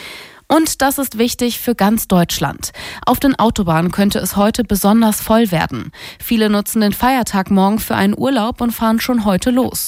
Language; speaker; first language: German; native; German